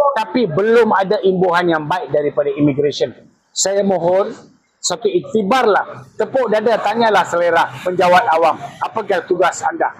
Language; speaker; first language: Malay; non-native, local second language; Tamil